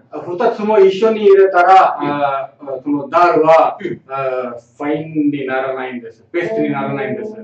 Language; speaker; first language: Japanese; non-native, learner; Tamil